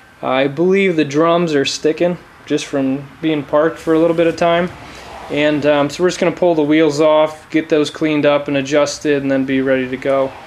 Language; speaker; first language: English; native; English